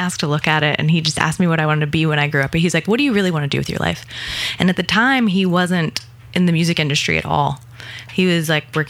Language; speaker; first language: English; native; English